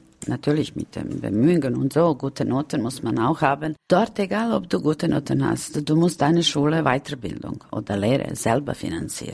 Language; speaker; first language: German; non-native, fluent; Romany